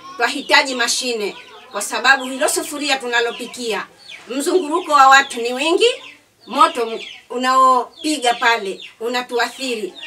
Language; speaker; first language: Swahili; native; Swahili